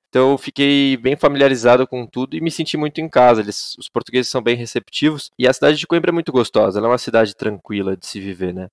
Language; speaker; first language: Portuguese; native; Portuguese